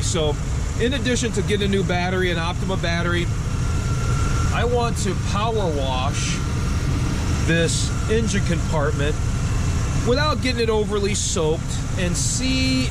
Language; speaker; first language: English; native; English